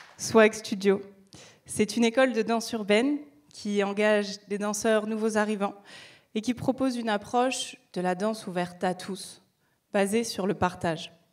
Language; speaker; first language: French; native; French